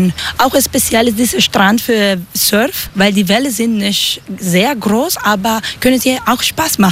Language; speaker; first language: German; non-native, learner; Spanish